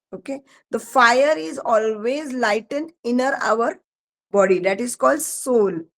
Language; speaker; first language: Hindi; non-native, local second language; Marathi